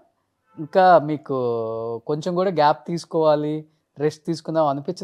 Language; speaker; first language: Telugu; native; Telugu